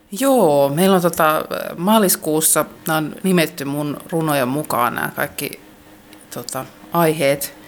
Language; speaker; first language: Finnish; native; Finnish